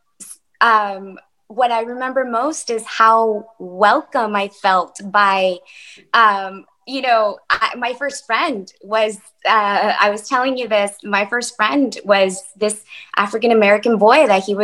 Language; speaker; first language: English; early bilingual, other home language; Spanish